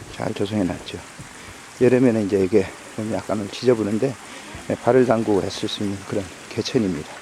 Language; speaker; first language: Korean; native; Korean